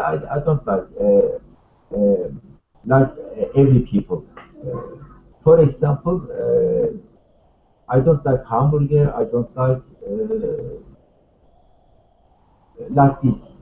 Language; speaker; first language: English; non-native, learner; Turkish